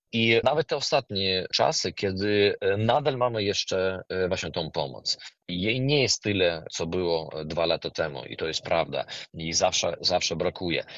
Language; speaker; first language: Polish; non-native, fluent; Ukrainian